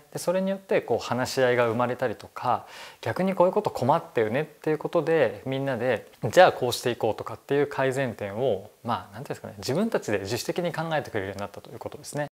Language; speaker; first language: Japanese; native; Japanese